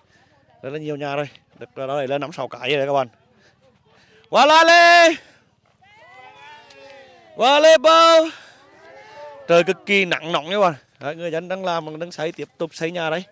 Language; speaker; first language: Vietnamese; native; Vietnamese